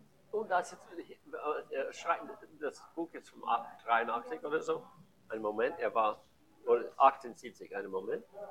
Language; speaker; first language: German; non-native, learner; English